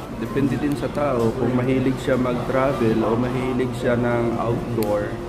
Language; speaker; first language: Filipino; native; Filipino